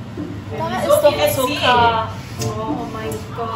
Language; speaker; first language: German; early bilingual, other home language; Persian